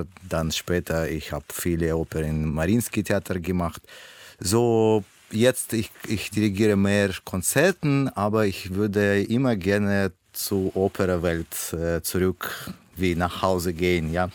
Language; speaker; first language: German; non-native, learner; Russian